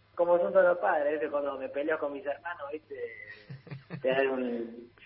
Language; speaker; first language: Spanish; early bilingual, heritage; Italian